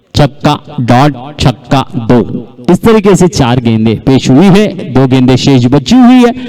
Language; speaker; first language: Hindi; non-native, local second language; Marathi